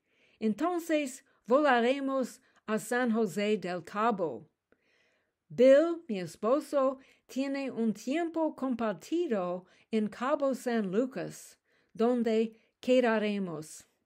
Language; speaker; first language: Spanish; non-native, learner; English